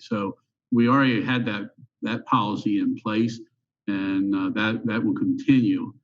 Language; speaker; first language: English; native; English